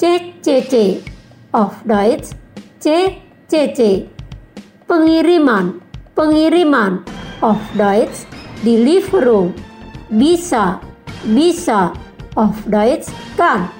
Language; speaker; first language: German; non-native, learner; Indonesian